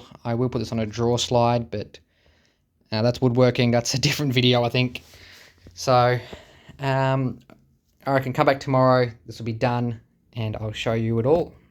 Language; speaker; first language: English; native; English